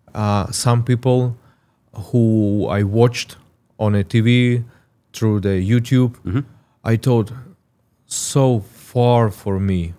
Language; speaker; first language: English; non-native, learner; Russian